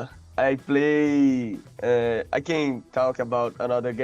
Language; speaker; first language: English; non-native, learner; Portuguese